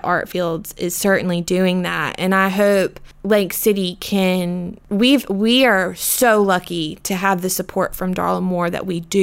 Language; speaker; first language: English; native; English